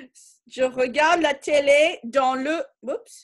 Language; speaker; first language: French; non-native, fluent; English